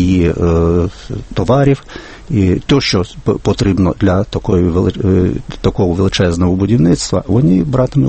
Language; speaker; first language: Ukrainian; non-native, fluent; Lithuanian